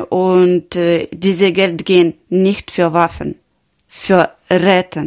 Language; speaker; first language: German; non-native, learner; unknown